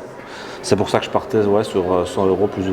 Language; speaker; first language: French; native; French